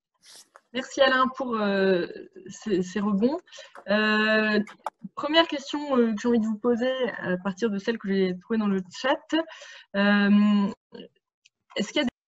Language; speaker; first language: French; native; French